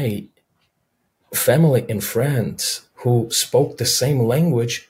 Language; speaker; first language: English; non-native, fluent; Russian